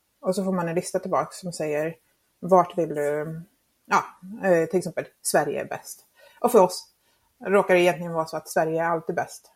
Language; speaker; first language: Swedish; non-native, fluent; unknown